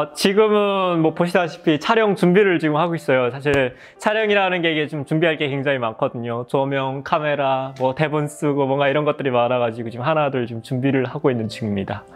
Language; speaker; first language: Korean; native; Korean